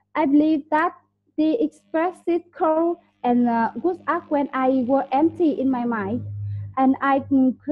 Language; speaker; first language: English; non-native, learner; Vietnamese